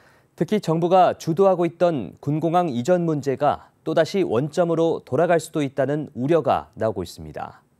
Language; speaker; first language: Korean; native; Korean